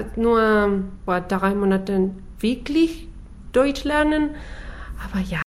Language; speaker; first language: German; non-native, learner; Spanish